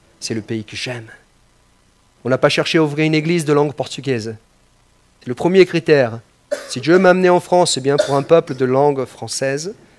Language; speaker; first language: French; non-native, fluent; Portuguese